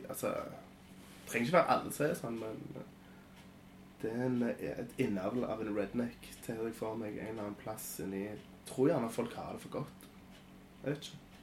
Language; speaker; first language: Norwegian; early bilingual, other home language; Polish